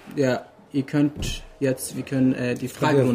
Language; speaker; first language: German; non-native, fluent; Kurdish